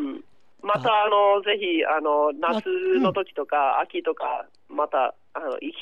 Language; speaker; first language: Japanese; non-native, fluent; English